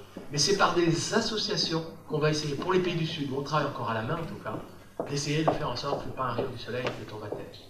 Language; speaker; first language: French; native; French